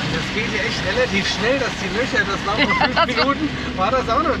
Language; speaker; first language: German; native; German